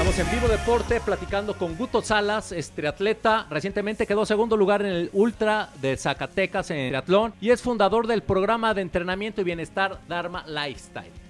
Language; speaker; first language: Spanish; native; Spanish